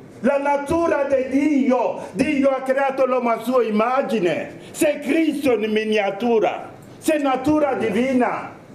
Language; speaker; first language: Italian; non-native, fluent; Romanian